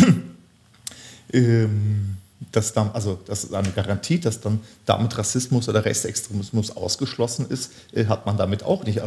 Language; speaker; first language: German; early bilingual, other home language; Turkish